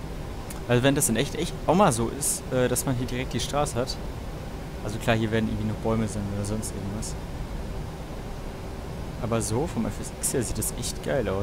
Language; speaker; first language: German; native; German